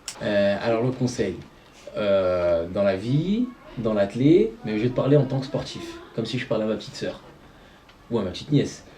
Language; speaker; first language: French; early bilingual, other home language; Arabic